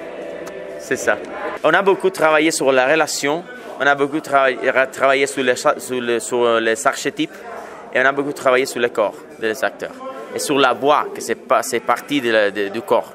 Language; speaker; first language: French; non-native, fluent; Italian